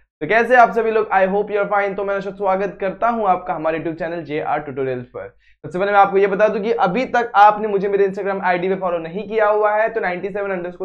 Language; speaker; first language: Hindi; native; Hindi